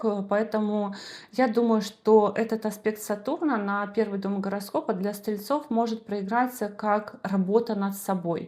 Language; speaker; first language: Russian; native; Russian